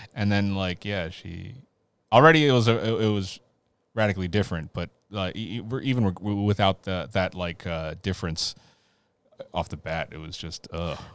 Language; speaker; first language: English; early bilingual, other home language; Filipino